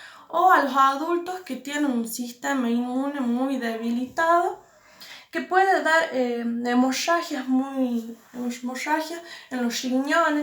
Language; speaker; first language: Spanish; native; Spanish